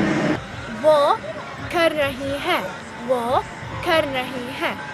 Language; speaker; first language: Hindi; non-native, fluent; Arabic